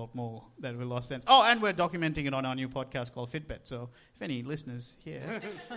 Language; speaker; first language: English; non-native, local second language; Sinhala